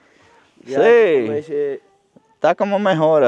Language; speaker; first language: Spanish; native; Spanish